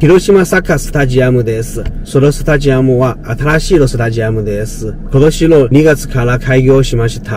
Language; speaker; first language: Japanese; non-native, fluent; Chinese